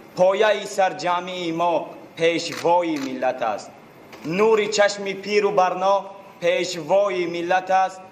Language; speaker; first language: Tajik; native; Tajik